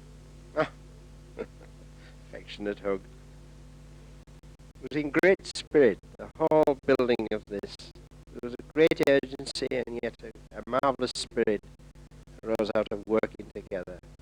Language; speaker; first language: English; native; English